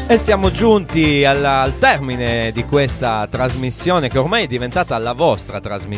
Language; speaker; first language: Italian; native; Italian